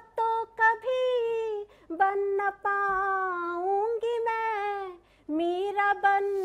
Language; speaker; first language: Hindi; native; Hindi